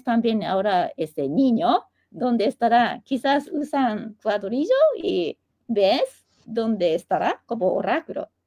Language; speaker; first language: Spanish; non-native, fluent; Japanese